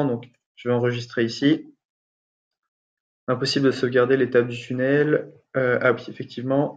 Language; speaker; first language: French; native; French